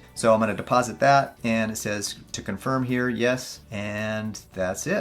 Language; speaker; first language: English; native; English